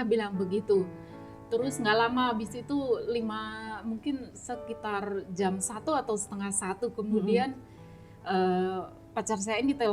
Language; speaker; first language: Indonesian; non-native, local second language; Javanese